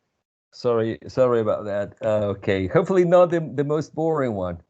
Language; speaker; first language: English; non-native, fluent; Spanish